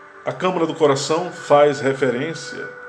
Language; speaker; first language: Portuguese; native; Portuguese